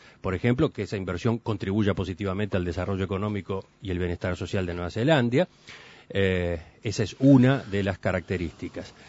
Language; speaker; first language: Spanish; native; Spanish